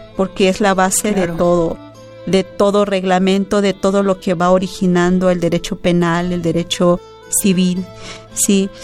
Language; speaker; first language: Spanish; non-native, local second language; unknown